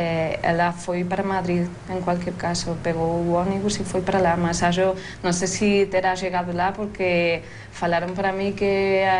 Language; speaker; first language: Portuguese; non-native, fluent; Spanish